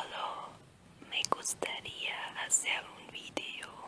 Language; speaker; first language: Spanish; non-native, learner; German